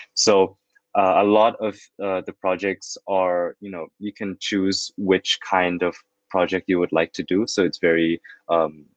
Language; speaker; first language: English; non-native, fluent; Thai